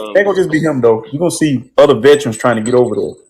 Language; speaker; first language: English; native; English